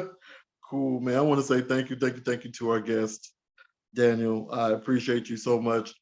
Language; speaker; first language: English; native; English